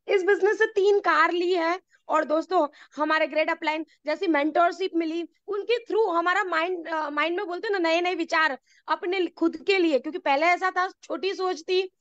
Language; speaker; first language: Hindi; non-native, local second language; Gujarati